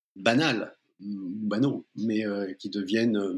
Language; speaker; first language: French; native; French